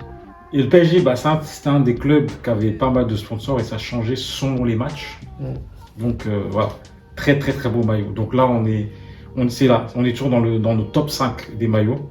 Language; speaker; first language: French; native; French